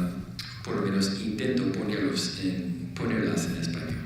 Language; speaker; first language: Spanish; non-native, learner; English